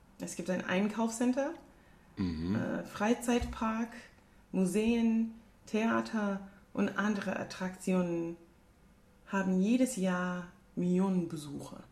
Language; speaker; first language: German; non-native, learner; English